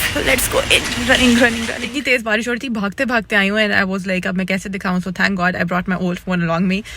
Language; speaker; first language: Urdu; native; Urdu